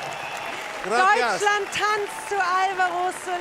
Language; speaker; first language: German; native; German